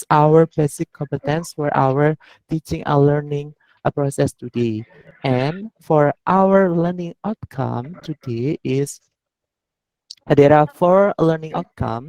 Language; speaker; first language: English; non-native, learner; Indonesian